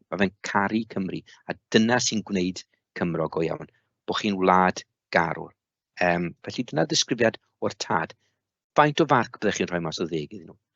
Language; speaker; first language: Welsh; native; Welsh